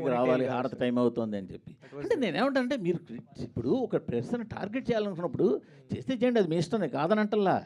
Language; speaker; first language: Telugu; native; Telugu